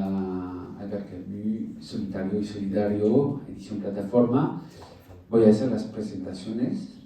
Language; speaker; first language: Spanish; non-native, fluent; French